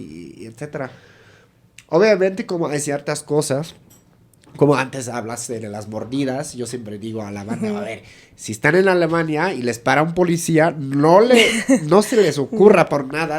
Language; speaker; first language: Spanish; native; Spanish